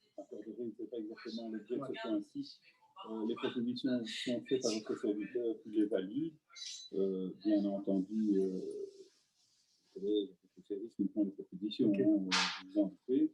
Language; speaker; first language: French; native; French